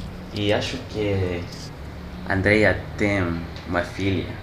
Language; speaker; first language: Portuguese; non-native, learner; French